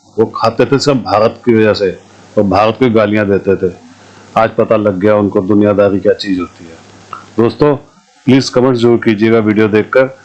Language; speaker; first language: Hindi; native; Hindi